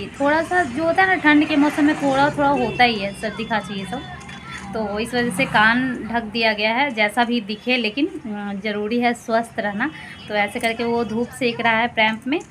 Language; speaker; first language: Hindi; native; Hindi